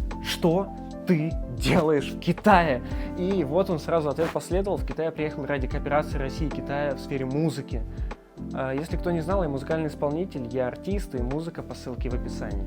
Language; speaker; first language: Russian; native; Russian